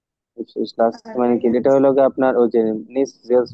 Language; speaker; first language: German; non-native, learner; Bangla